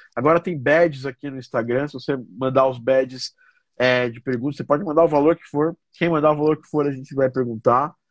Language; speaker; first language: Portuguese; native; Portuguese